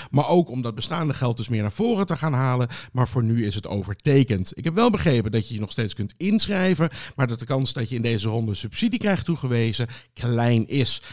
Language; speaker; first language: Dutch; native; Dutch